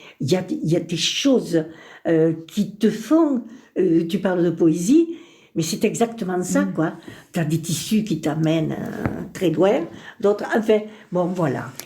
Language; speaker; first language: French; early bilingual, other home language; Spanish